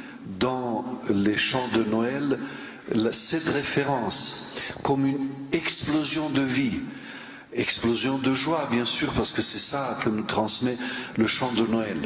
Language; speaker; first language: French; non-native, fluent; Romanian